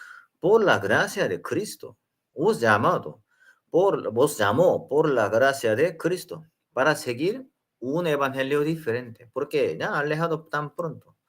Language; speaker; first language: Spanish; non-native, learner; Korean